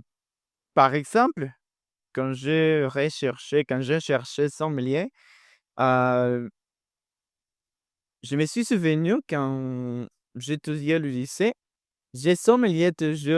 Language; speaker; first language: French; non-native, fluent; Spanish